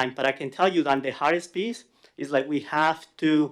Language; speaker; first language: English; non-native, fluent; Spanish